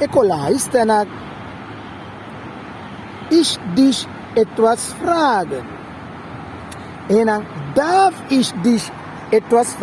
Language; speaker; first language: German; non-native, fluent; Sinhala